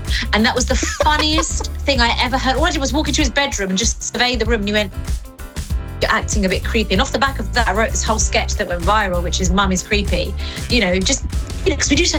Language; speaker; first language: English; early bilingual, other home language; Greek